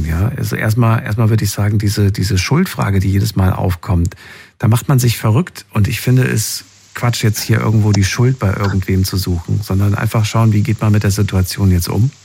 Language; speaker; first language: German; native; German